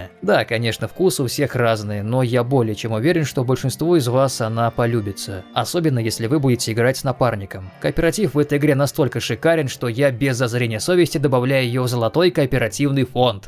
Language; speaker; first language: Russian; native; Russian